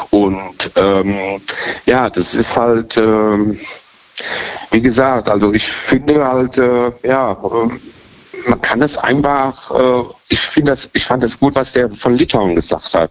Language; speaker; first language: German; native; German